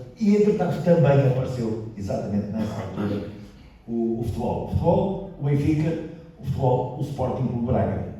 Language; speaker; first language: Portuguese; native; Portuguese